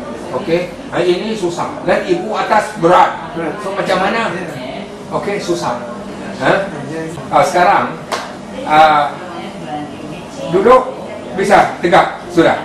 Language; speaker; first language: Indonesian; non-native, fluent; Malay